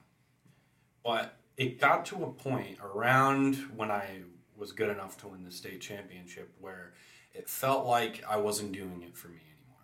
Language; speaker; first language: English; native; English